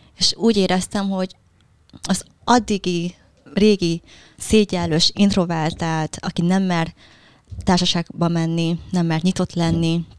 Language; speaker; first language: Hungarian; early bilingual, other home language; Vietnamese